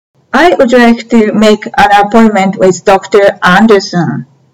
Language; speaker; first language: English; non-native, fluent; Japanese